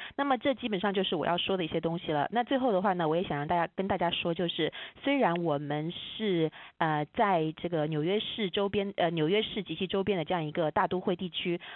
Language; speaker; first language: Chinese; native; Chinese